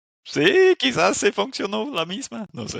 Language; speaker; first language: Spanish; non-native, fluent; English